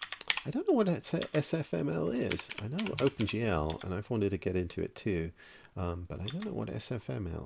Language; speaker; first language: English; native; English